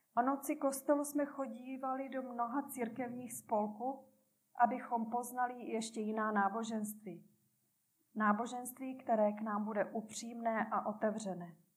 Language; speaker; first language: Czech; native; Czech